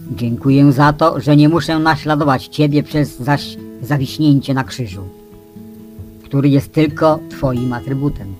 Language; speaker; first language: Polish; native; Polish